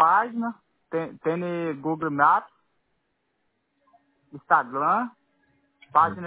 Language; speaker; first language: Spanish; non-native, learner; Portuguese